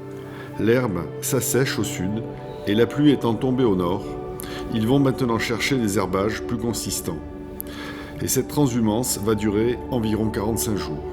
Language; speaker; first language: French; native; French